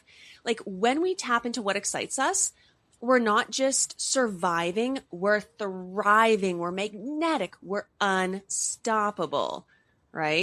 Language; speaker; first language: English; native; English